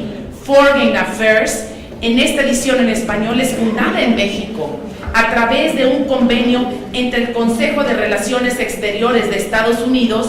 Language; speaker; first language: Spanish; native; Spanish